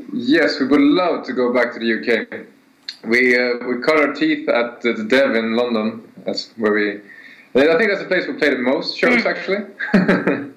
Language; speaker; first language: English; non-native, fluent; Swedish